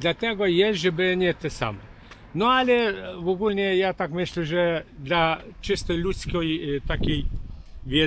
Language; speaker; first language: Polish; non-native, learner; Ukrainian